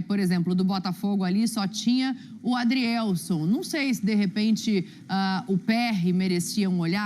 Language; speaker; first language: Portuguese; native; Portuguese